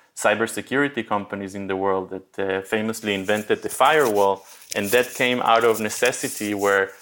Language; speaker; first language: English; early bilingual, other home language; Spanish